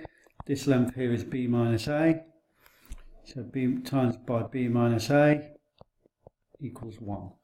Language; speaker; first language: English; native; English